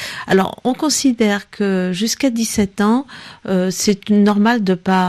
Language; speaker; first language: French; native; French